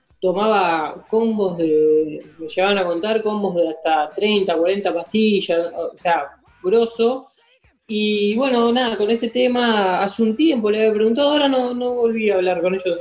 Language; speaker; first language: Spanish; native; Spanish